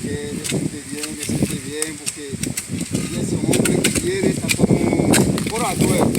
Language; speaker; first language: Spanish; non-native, local second language; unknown